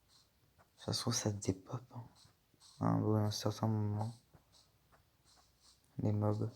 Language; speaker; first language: French; native; French